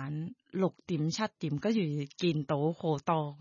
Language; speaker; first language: Cantonese; non-native, learner; Thai